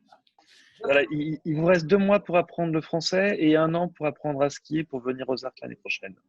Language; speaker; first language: French; native; French